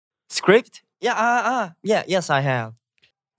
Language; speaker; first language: English; non-native, learner; Korean